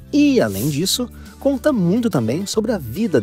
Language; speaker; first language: Portuguese; native; Portuguese